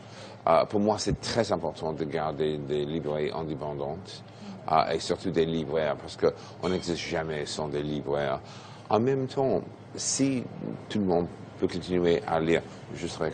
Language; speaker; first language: French; non-native, fluent; English